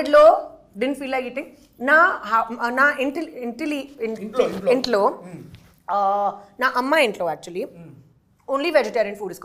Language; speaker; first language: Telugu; non-native, learner; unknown